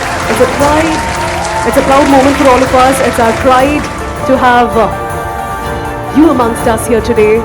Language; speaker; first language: English; non-native, local second language; Bangla